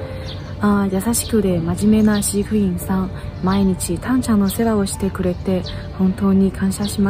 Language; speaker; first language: Japanese; non-native, fluent; Chinese